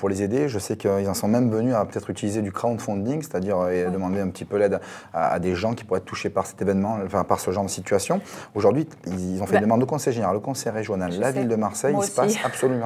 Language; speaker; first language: French; native; French